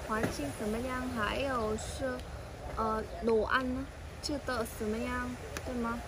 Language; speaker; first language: Chinese; non-native, learner; Vietnamese